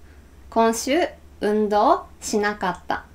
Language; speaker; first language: Japanese; non-native, learner; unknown